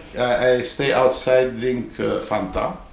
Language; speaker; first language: English; non-native, learner; Hungarian